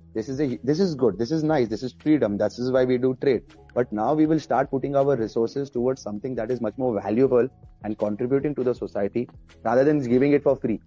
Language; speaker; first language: English; early bilingual, other home language; Arabic